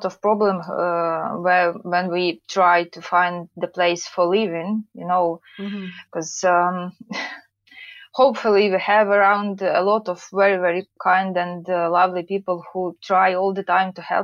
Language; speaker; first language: English; non-native, learner; Ukrainian